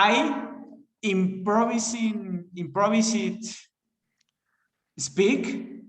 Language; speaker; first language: English; non-native, learner; Spanish